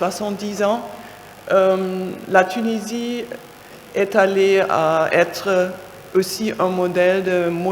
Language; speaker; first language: French; non-native, fluent; German